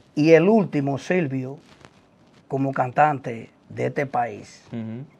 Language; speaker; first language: Spanish; native; Spanish